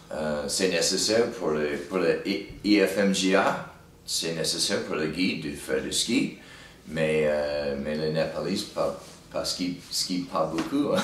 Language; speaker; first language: French; non-native, learner; English